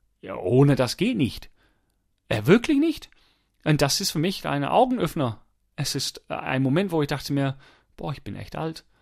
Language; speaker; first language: German; non-native, fluent; English